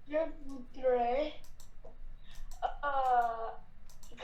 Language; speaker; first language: French; non-native, learner; English